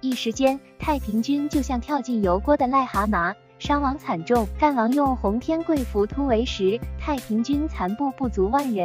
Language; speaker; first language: Chinese; native; Chinese